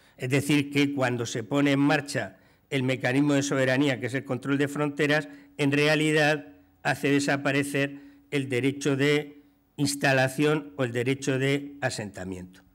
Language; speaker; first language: Spanish; native; Spanish